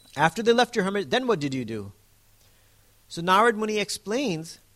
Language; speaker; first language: English; native; English